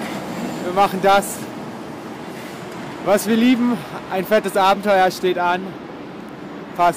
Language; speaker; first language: German; native; German